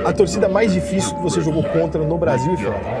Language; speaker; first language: Portuguese; native; Portuguese